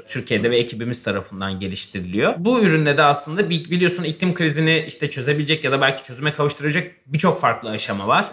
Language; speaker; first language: Turkish; native; Turkish